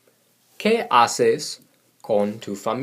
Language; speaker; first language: Spanish; non-native, fluent; English